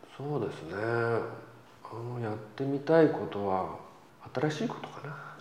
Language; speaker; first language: Japanese; native; Japanese